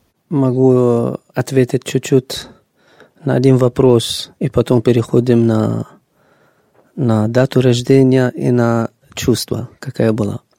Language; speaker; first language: Ukrainian; non-native, learner; Arabic